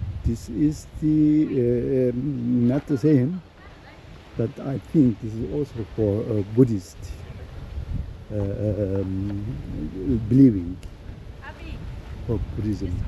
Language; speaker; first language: English; non-native, learner; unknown